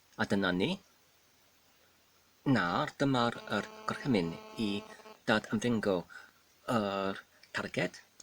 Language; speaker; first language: Welsh; non-native, learner; Polish